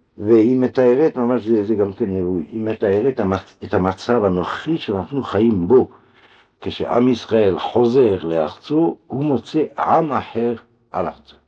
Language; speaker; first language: Hebrew; non-native, fluent; French